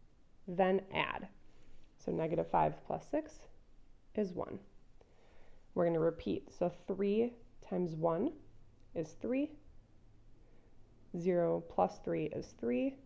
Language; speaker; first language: English; native; English